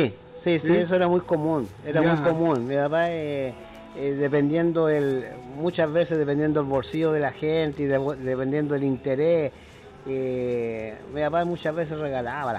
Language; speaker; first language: Spanish; native; Spanish